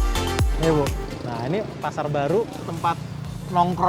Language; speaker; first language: Indonesian; native; Indonesian